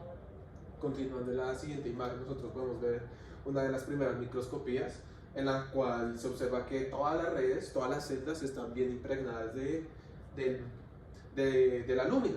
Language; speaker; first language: Spanish; native; Spanish